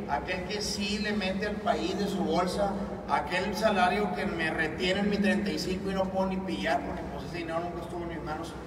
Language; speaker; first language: Spanish; native; Spanish